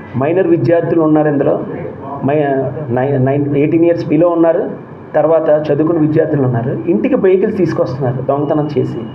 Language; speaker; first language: Telugu; native; Telugu